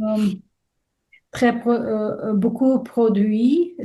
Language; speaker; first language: French; non-native, learner; Russian